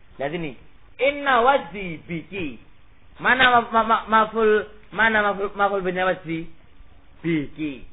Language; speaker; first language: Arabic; non-native, fluent; Indonesian